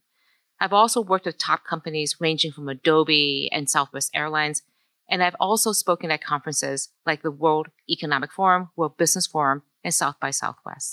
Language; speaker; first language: English; early bilingual, other home language; Chinese